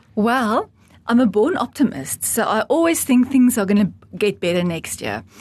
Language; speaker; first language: English; non-native, local second language; Afrikaans